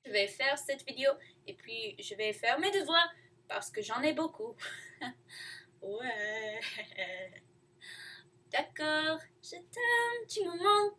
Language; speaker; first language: French; non-native, learner; English